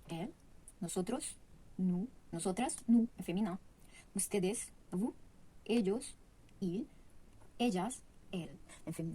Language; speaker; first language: French; non-native, fluent; Spanish